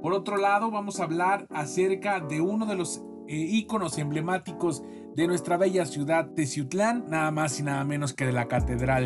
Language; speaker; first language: Spanish; native; Spanish